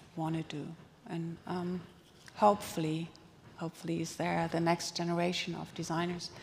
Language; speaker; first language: English; non-native, fluent; German